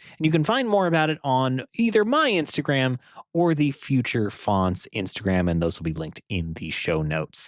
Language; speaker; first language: English; native; English